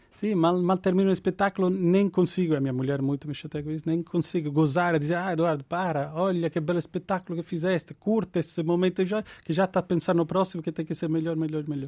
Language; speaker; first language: Portuguese; non-native, fluent; Italian